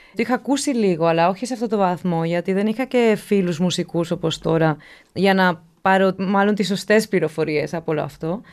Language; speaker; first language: Greek; non-native, fluent; French